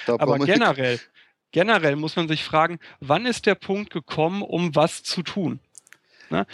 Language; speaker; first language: German; native; German